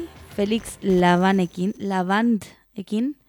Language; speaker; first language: Basque; non-native, local second language; Spanish